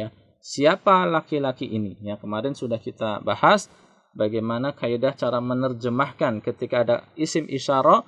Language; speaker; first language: Indonesian; native; Indonesian